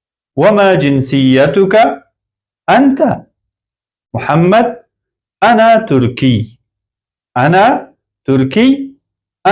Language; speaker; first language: Arabic; non-native, fluent; Persian